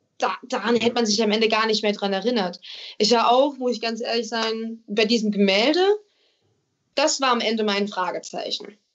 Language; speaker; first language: German; early bilingual, other home language; English